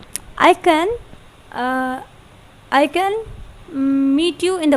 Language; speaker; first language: English; non-native, learner; Hindi